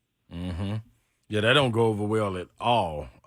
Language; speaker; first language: English; native; English